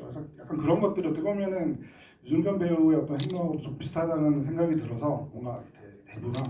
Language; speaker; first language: Korean; native; Korean